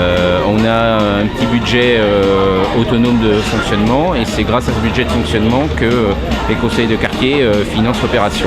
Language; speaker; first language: French; native; French